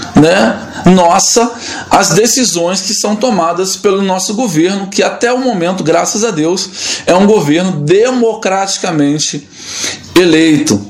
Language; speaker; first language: Portuguese; native; Portuguese